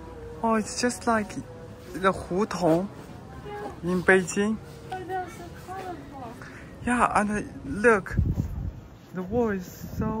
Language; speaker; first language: English; non-native, learner; Chinese